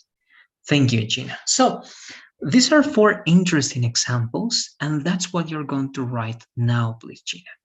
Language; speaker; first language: English; non-native, fluent; Spanish